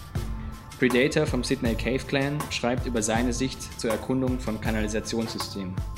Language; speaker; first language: German; native; German